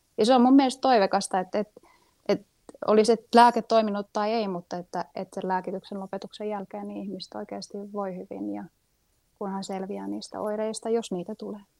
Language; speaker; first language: Finnish; native; Finnish